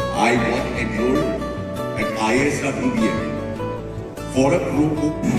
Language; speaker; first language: English; non-native, local second language; Bangla